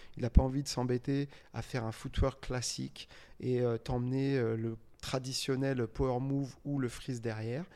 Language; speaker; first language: French; native; French